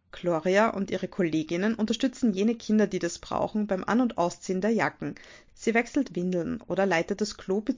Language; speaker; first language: German; native; German